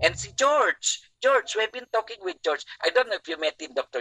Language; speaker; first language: English; non-native, local second language; Chavacano